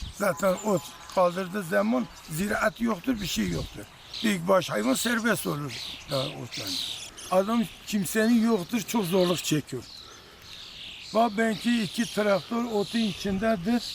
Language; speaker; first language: Turkish; non-native, local second language; Kurdish